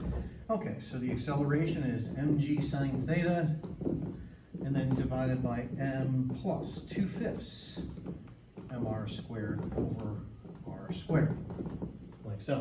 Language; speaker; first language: English; native; English